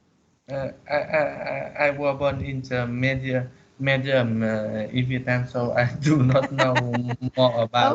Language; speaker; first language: English; non-native, learner; Vietnamese